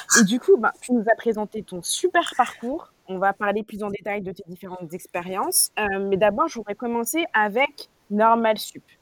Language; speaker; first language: French; native; French